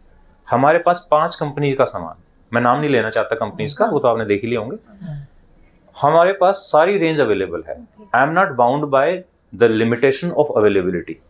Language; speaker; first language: Hindi; native; Hindi